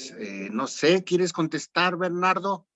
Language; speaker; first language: Spanish; native; Spanish